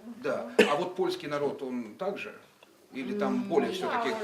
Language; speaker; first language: Russian; native; Russian